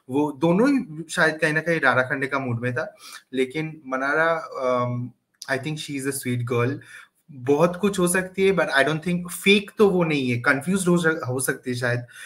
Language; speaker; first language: Hindi; native; Hindi